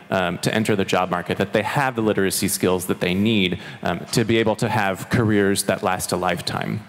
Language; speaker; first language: English; non-native, fluent; Chinese